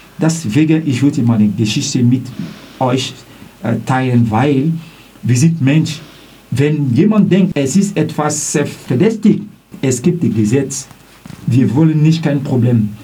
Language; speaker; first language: German; non-native, learner; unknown